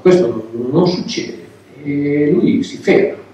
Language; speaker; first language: Italian; native; Italian